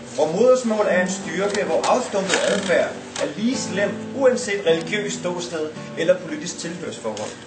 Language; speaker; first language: Danish; early bilingual, other home language; Arabic